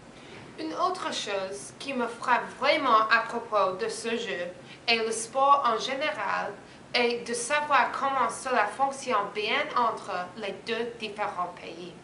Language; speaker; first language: French; non-native, learner; English